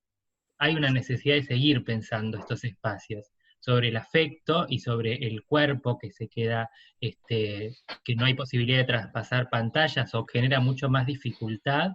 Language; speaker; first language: Spanish; native; Spanish